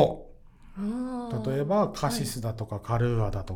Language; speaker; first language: Japanese; native; Japanese